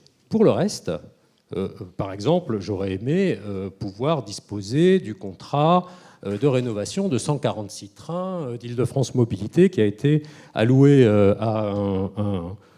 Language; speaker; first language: French; native; French